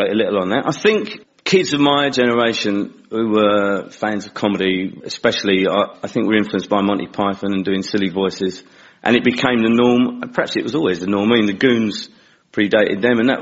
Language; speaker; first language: English; native; English